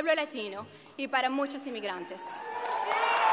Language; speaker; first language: English; native; English